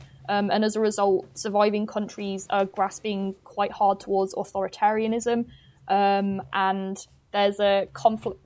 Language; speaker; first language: English; native; English